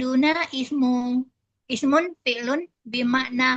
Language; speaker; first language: Arabic; non-native, learner; Indonesian